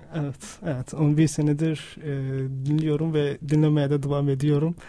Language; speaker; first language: Turkish; non-native, fluent; Urdu